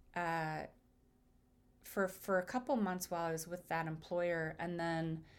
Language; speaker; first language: English; native; English